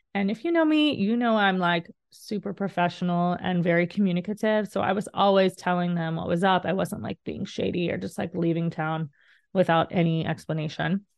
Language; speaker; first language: English; native; English